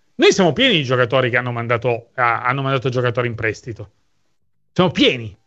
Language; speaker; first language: Italian; native; Italian